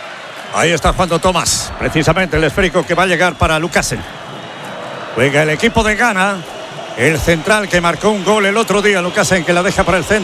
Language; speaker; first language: Spanish; native; Spanish